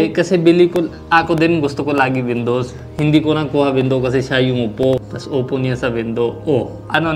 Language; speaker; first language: Filipino; non-native, learner; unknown